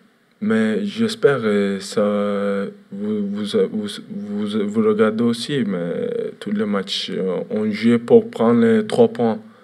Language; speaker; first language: French; non-native, learner; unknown